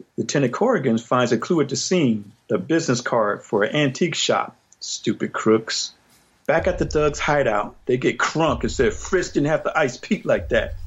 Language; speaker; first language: English; native; English